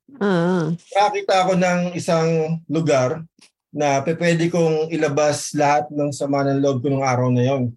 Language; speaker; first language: Filipino; native; Filipino